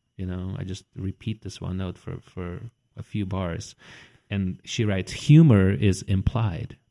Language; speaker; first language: English; early bilingual, other home language; Russian